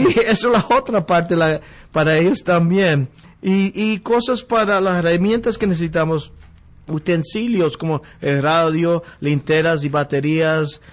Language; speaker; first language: Spanish; early bilingual, heritage; Spanish